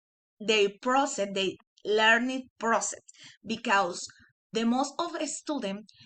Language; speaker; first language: English; non-native, learner; Spanish